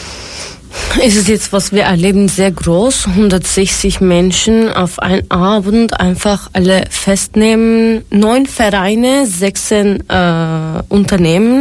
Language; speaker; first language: German; non-native, fluent; Turkish